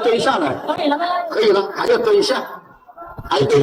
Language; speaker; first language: Chinese; native; Chinese